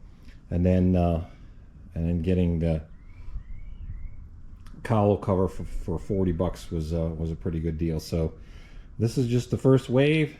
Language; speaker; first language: English; native; English